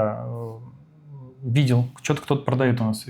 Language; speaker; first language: Russian; native; Russian